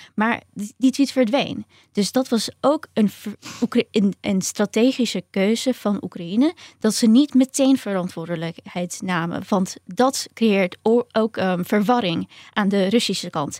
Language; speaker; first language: Dutch; early bilingual, other home language; Ukrainian